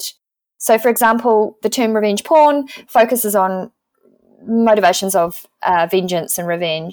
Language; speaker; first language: English; native; English